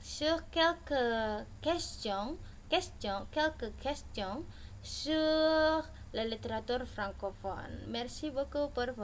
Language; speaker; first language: French; non-native, learner; Indonesian